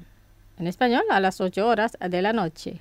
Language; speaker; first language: Spanish; non-native, fluent; Indonesian